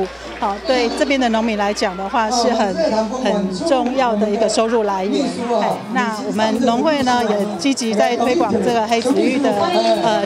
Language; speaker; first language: Chinese; non-native, local second language; Min Nan Chinese